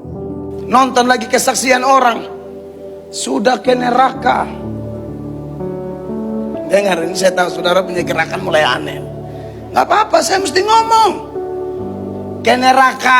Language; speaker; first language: Indonesian; native; Indonesian